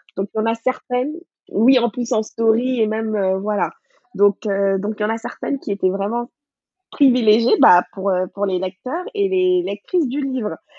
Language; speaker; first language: French; non-native, local second language; Wolof